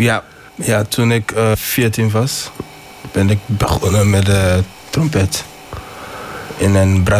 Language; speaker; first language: Dutch; non-native, learner; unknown